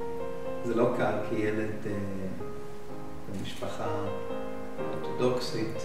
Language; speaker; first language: Hebrew; non-native, fluent; English